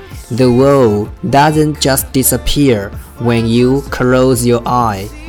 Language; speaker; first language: English; non-native, fluent; Chinese